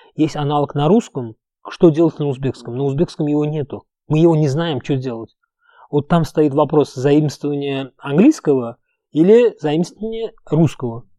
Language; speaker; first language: Russian; non-native, local second language; Uzbek